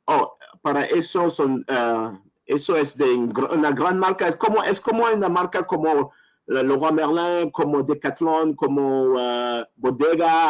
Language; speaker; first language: Spanish; non-native, learner; French